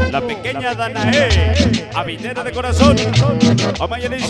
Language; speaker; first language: Spanish; native; Spanish